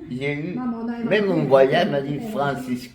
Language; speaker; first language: French; non-native, fluent; Spanish